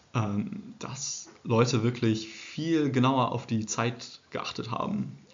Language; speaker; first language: German; early bilingual, heritage; English